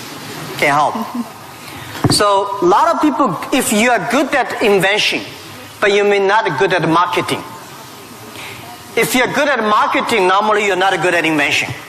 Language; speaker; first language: English; non-native, fluent; Chinese